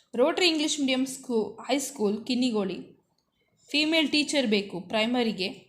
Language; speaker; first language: Kannada; native; Kannada